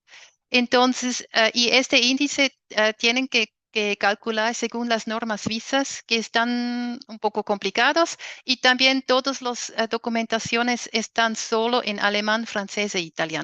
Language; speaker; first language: Spanish; non-native, fluent; German